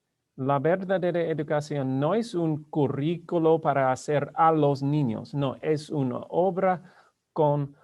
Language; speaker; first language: Spanish; non-native, learner; English